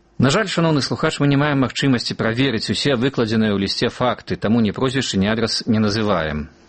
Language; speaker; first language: Belarusian; native; Belarusian